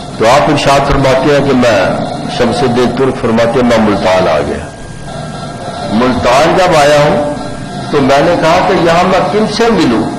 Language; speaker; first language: Urdu; non-native, local second language; Punjabi